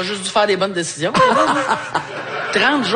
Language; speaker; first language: French; native; French